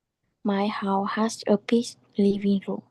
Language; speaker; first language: English; non-native, learner; Chinese